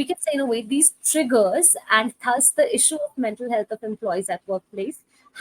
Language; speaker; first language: English; non-native, local second language; Hindi